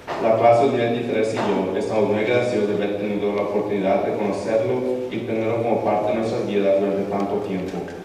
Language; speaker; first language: Spanish; early bilingual, heritage; Spanish